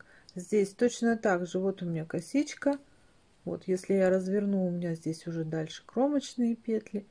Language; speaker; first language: Russian; native; Russian